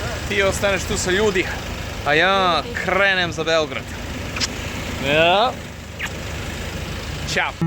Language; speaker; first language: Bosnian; non-native, learner; English